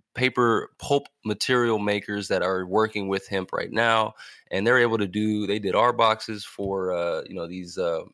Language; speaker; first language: English; native; English